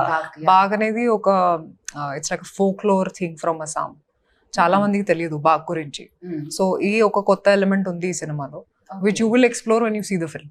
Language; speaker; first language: Telugu; non-native, fluent; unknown